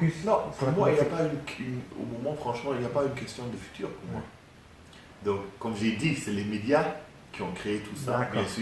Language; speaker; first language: French; non-native, fluent; German